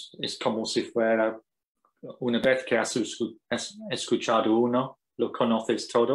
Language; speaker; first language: Spanish; non-native, fluent; English